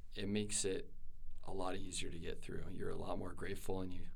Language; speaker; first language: English; native; English